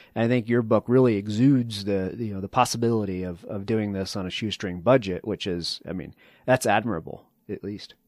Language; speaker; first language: English; native; English